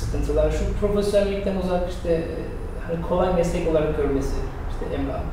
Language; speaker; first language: Turkish; native; Turkish